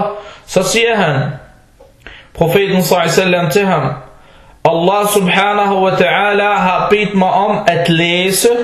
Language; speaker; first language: Danish; non-native, fluent; Arabic